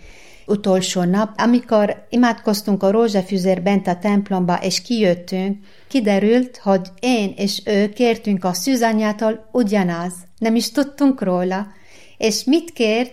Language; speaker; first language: Hungarian; non-native, learner; Arabic